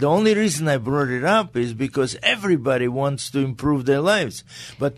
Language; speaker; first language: English; non-native, fluent; Latvian